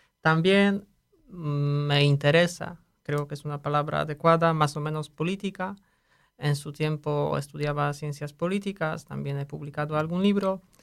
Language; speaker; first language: Spanish; non-native, fluent; Polish